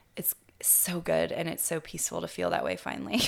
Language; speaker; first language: English; native; English